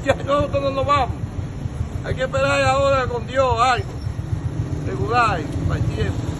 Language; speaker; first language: Spanish; native; Spanish